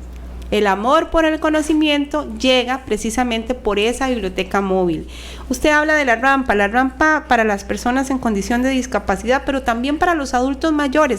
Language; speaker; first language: Spanish; native; Spanish